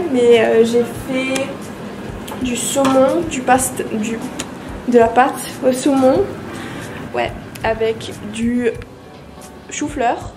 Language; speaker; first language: French; non-native, fluent; Finnish